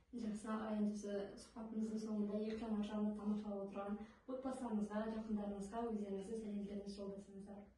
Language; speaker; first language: Kazakh; native; Kazakh